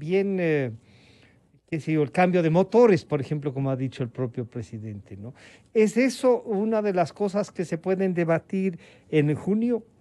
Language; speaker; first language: Spanish; native; Spanish